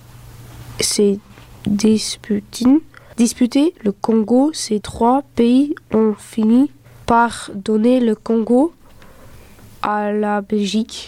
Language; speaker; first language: French; early bilingual, other home language; Dutch